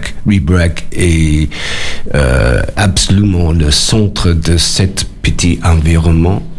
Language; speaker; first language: French; non-native, learner; English